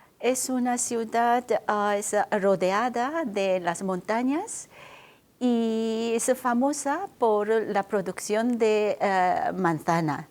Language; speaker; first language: Spanish; non-native, fluent; Korean